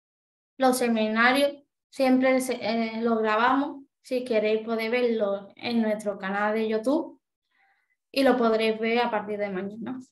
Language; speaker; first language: Spanish; native; Spanish